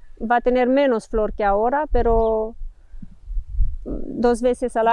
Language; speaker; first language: Spanish; non-native, fluent; Romanian